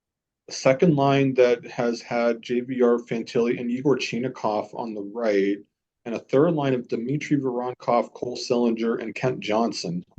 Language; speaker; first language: English; native; English